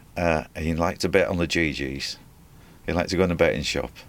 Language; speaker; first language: English; native; English